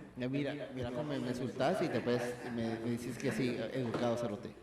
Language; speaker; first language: Spanish; early bilingual, heritage; Spanish